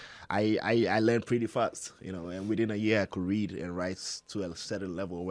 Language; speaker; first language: English; non-native, local second language; Hausa